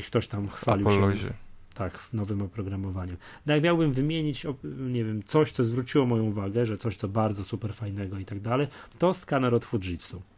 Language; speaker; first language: Polish; native; Polish